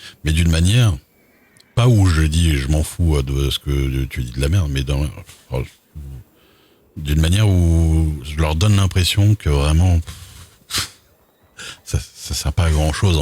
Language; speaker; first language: French; native; French